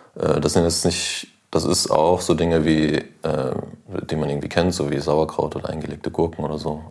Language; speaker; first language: German; native; German